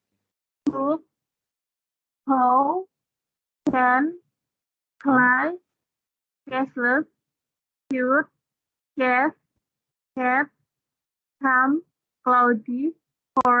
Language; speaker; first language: English; non-native, learner; Indonesian